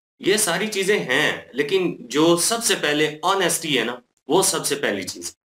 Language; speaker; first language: Urdu; non-native, local second language; Punjabi